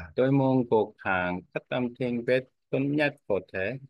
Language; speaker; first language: Vietnamese; non-native, learner; Korean